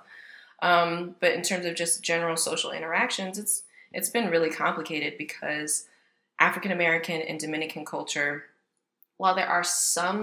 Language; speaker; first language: English; native; English